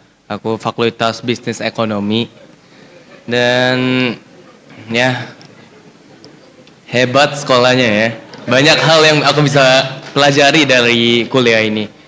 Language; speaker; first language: Indonesian; non-native, fluent; Korean